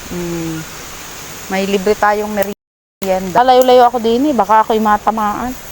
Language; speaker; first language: Filipino; native; Filipino